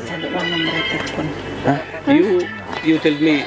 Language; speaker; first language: English; non-native, learner; Arabic